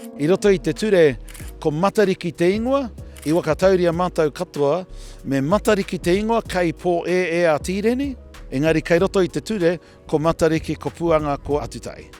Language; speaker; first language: Māori; native; Māori